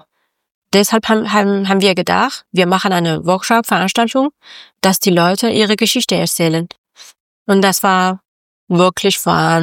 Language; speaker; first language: German; non-native, learner; Persian